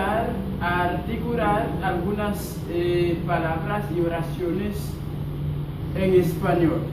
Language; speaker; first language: Spanish; non-native, fluent; Haitian Creole